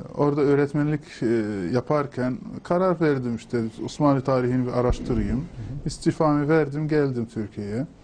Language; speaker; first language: Turkish; non-native, fluent; Arabic